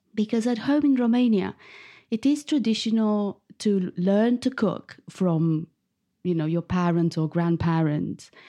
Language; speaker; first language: English; non-native, fluent; Romanian